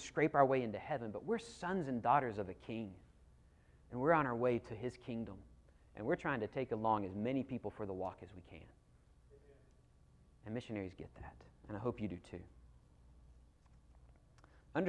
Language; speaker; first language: English; native; English